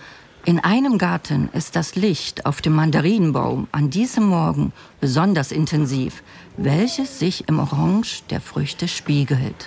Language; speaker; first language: German; native; German